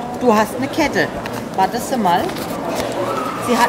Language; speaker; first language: German; native; German